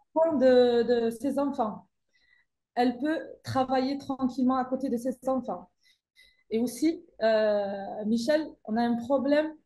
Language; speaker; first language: French; non-native, local second language; Arabic